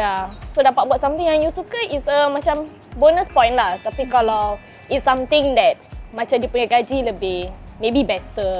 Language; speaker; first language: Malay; native; Malay